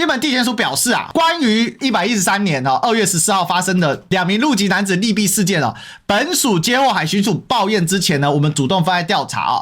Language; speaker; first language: Chinese; native; Chinese